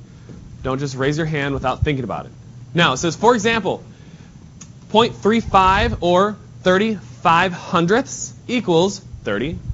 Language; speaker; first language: English; native; English